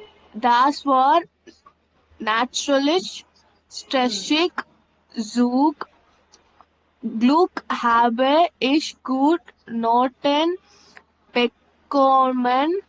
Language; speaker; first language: German; non-native, learner; Tamil